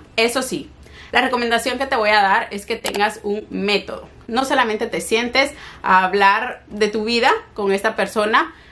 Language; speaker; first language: Spanish; native; Spanish